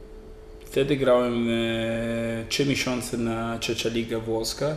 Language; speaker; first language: Polish; non-native, learner; Italian